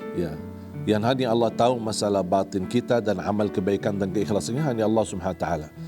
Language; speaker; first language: Indonesian; non-native, fluent; Arabic